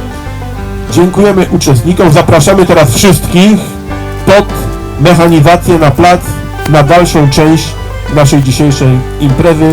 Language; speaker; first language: Polish; native; Polish